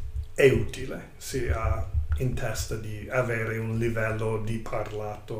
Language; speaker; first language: Italian; non-native, learner; English